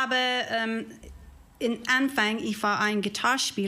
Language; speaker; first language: German; non-native, learner; English